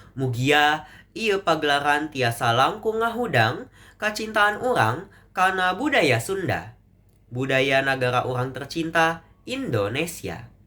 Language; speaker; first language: Sundanese; non-native, local second language; Indonesian